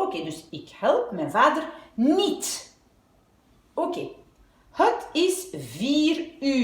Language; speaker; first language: Dutch; non-native, fluent; French